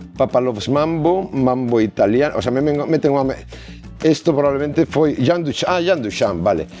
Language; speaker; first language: Galician; non-native, local second language; Spanish